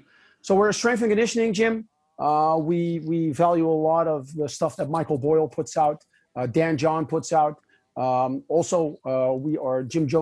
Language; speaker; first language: English; non-native, fluent; Dutch